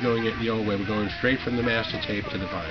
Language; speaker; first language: English; native; English